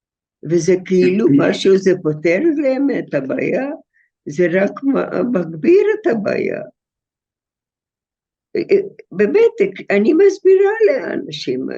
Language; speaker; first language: Hebrew; non-native, fluent; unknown